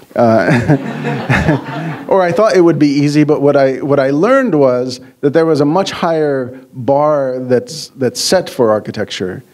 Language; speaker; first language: English; native; English